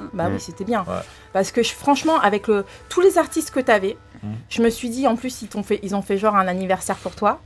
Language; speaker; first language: French; early bilingual, other home language; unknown